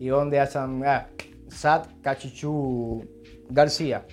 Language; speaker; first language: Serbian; non-native, learner; Spanish